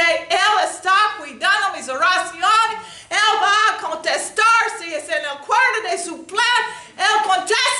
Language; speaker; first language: Spanish; non-native, learner; English